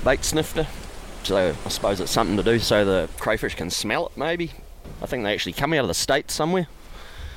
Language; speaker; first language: English; native; English